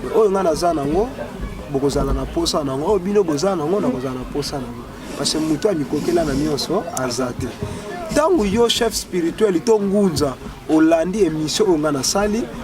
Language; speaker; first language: Lingala; non-native, local second language; Kongo